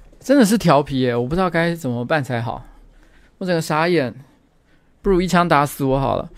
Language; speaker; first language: Chinese; native; Chinese